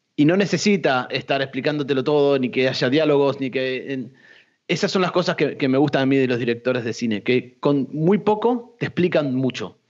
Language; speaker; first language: Spanish; native; Spanish